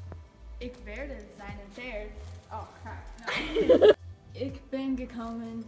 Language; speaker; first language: German; non-native, learner; English